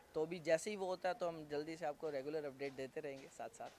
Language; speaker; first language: Hindi; native; Hindi